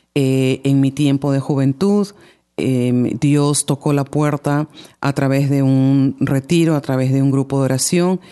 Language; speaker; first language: Spanish; native; Spanish